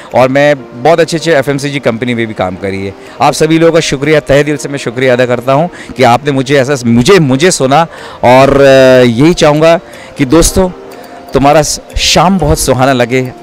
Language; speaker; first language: Hindi; native; Hindi